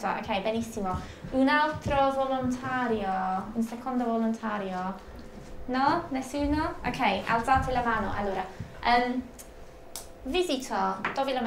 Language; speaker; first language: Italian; non-native, fluent; English